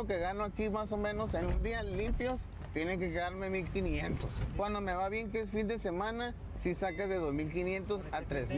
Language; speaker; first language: Spanish; native; Spanish